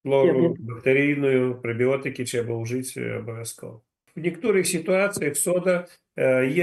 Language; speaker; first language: Polish; non-native, learner; Ukrainian